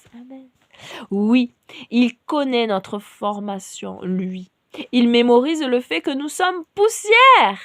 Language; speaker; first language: French; native; French